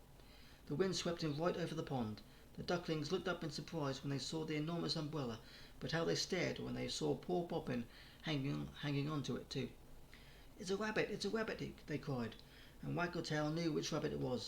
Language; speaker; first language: English; native; English